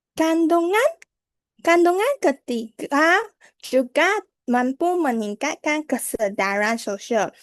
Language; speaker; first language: Malay; non-native, local second language; Chinese